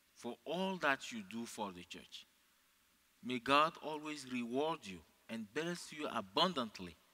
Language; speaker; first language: English; non-native, fluent; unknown